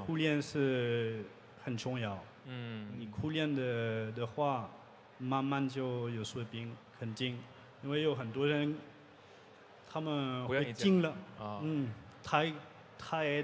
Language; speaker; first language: Chinese; non-native, learner; French